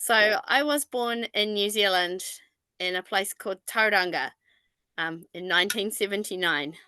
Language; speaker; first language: English; non-native, fluent; Japanese